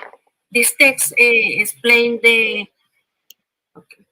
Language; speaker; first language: English; non-native, learner; Spanish